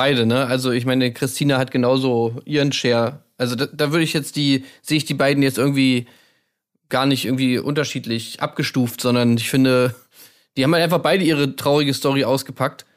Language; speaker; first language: German; native; German